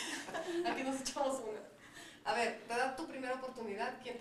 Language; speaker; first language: Spanish; native; Spanish